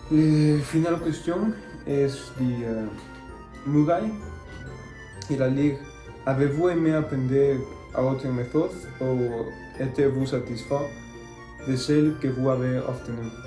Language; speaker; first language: French; non-native, learner; Spanish